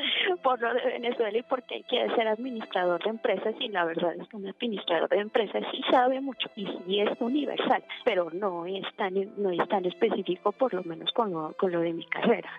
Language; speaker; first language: Spanish; native; Spanish